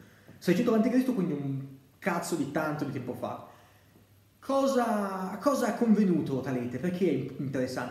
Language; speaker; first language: Italian; native; Italian